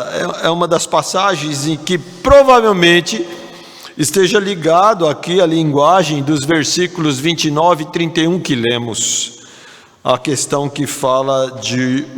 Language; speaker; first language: Portuguese; native; Portuguese